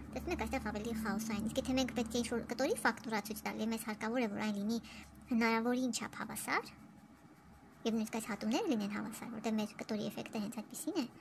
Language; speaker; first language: Armenian; early bilingual, heritage; Armenian